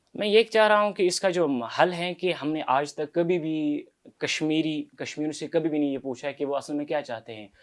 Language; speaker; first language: Urdu; non-native, local second language; Kashmiri